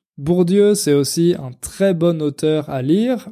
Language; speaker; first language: French; native; French